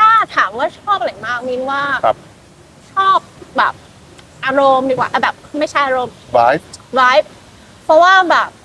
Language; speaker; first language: Thai; non-native, fluent; Vietnamese